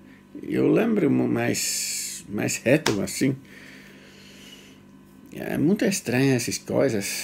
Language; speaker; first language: Portuguese; non-native, fluent; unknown